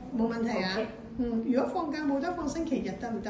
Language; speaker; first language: Cantonese; native; Cantonese